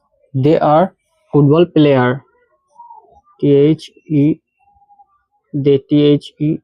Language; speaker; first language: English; non-native, learner; Bangla